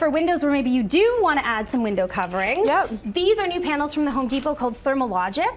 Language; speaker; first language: English; native; English